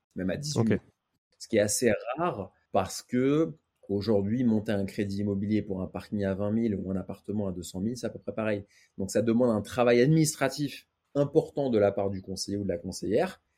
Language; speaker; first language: French; native; French